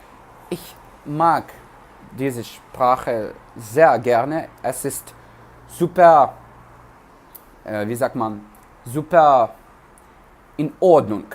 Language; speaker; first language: German; non-native, learner; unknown